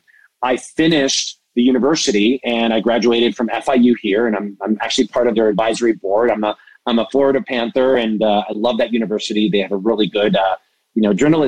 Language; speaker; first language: English; native; English